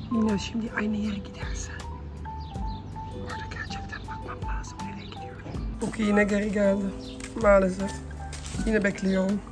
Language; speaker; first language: Turkish; early bilingual, heritage; Turkish